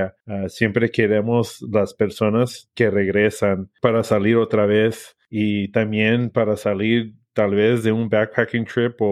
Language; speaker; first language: Spanish; early bilingual, heritage; English